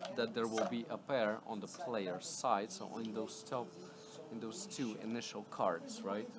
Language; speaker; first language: English; non-native, fluent; Latvian